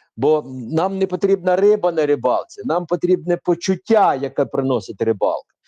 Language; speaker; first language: Ukrainian; non-native, local second language; Russian